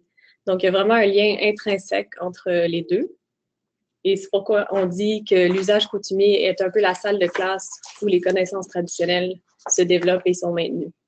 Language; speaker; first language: French; native; French